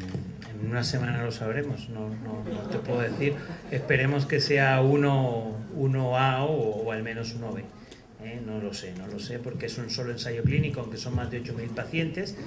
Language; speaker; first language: Spanish; native; Spanish